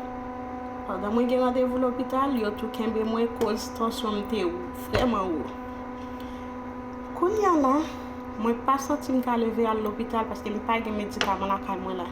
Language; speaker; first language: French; non-native, learner; Haitian Creole